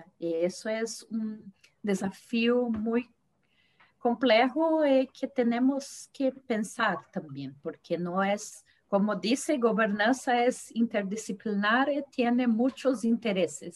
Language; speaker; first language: Spanish; non-native, fluent; Portuguese